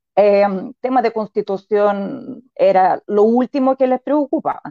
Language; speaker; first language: Spanish; non-native, fluent; Russian